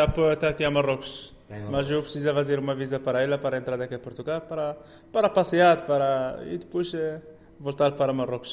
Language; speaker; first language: Portuguese; non-native, learner; Arabic